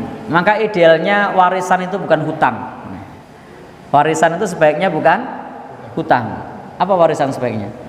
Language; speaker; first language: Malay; non-native, local second language; Javanese